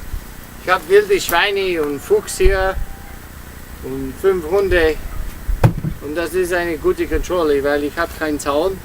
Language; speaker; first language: German; non-native, learner; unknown